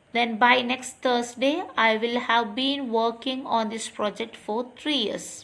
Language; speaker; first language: English; non-native, local second language; Malayalam